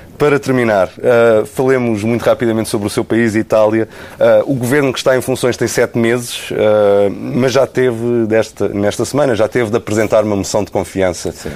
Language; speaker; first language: Portuguese; native; Portuguese